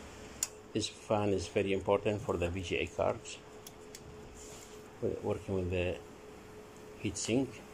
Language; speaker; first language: English; non-native, learner; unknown